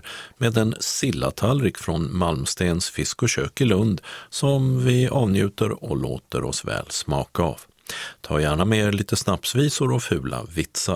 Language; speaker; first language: Swedish; native; Swedish